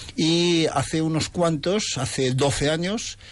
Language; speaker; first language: Spanish; native; Spanish